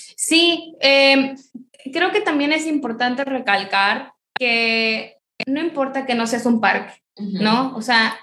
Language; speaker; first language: Spanish; native; Spanish